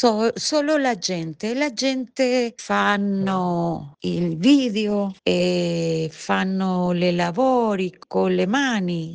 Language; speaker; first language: Italian; non-native, fluent; Spanish